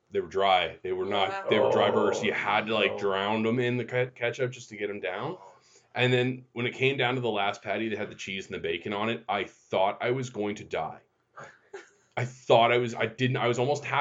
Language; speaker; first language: English; native; English